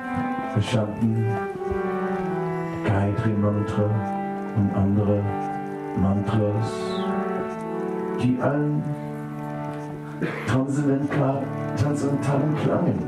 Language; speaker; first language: German; non-native, fluent; Dutch